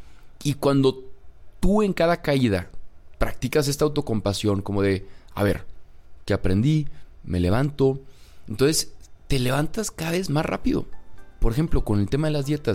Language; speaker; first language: Spanish; native; Spanish